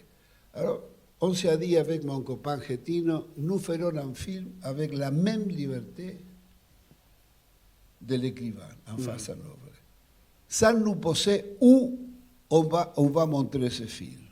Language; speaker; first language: French; non-native, fluent; Spanish